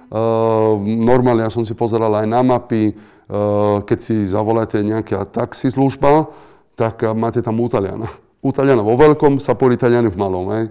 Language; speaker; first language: Slovak; non-native, fluent; Italian